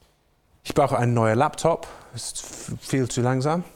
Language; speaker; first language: German; non-native, fluent; English